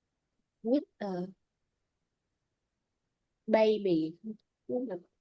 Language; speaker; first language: English; non-native, learner; Vietnamese